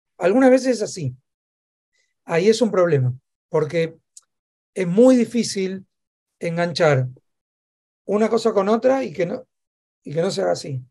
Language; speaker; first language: Spanish; native; Spanish